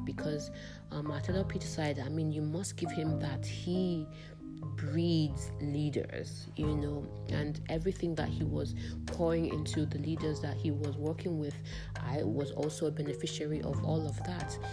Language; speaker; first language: English; non-native, local second language; Yoruba